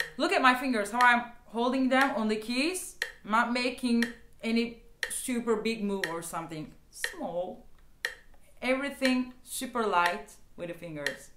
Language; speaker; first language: English; non-native, fluent; Turkish